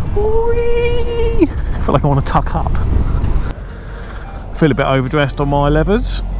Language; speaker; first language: English; native; English